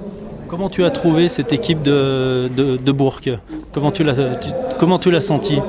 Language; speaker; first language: French; native; French